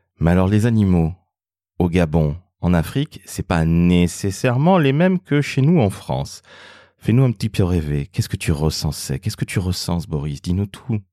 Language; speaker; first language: French; native; French